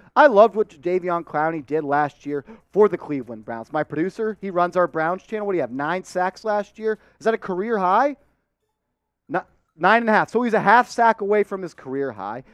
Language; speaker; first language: English; native; English